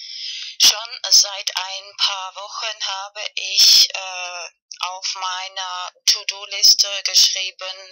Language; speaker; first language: German; non-native, fluent; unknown